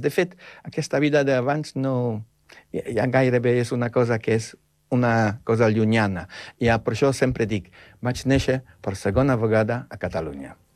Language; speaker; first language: Catalan; non-native, fluent; Polish